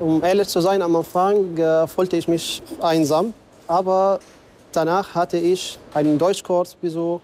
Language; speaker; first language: German; non-native, learner; Arabic